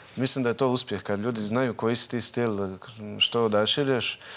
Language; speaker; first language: Croatian; native; Croatian